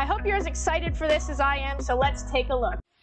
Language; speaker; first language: English; native; English